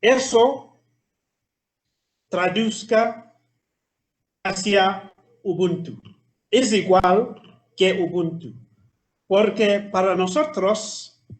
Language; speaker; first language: Spanish; non-native, fluent; Southern Sotho